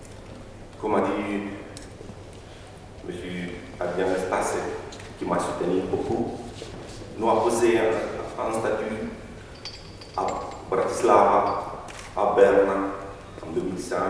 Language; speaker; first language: French; non-native, learner; Romanian